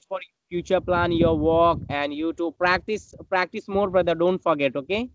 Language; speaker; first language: English; non-native, learner; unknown